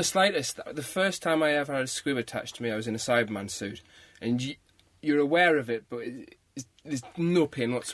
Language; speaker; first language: English; native; English